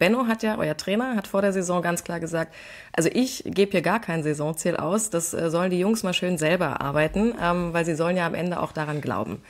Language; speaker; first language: German; native; German